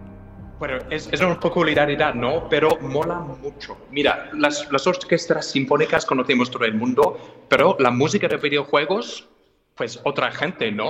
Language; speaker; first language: Spanish; non-native, fluent; English